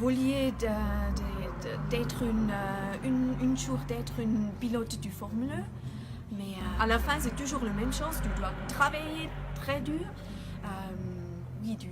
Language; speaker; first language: French; non-native, learner; German